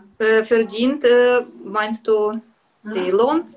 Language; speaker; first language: German; non-native, learner; Russian